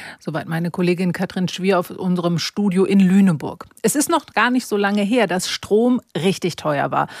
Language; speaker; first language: German; native; German